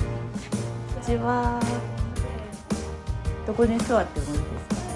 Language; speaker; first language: Japanese; native; Japanese